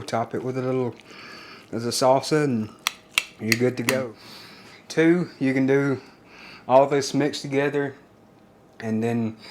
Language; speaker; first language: English; native; English